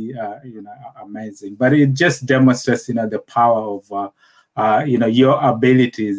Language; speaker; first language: English; non-native, local second language; Nyanja